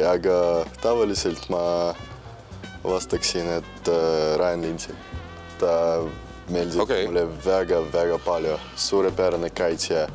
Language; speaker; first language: Estonian; non-native, local second language; Russian